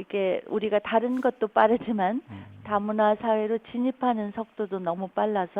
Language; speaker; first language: Korean; native; Korean